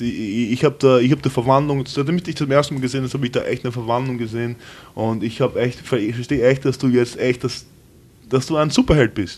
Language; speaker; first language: German; native; German